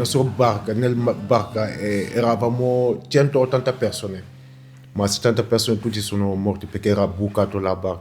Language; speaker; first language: Italian; non-native, learner; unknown